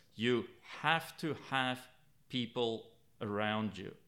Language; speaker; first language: English; native; English